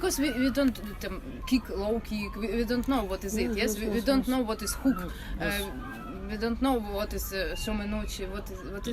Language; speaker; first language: English; non-native, learner; Russian